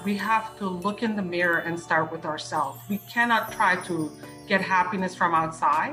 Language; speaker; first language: English; non-native, fluent; Dutch